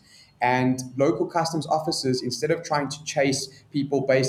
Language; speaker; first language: English; native; English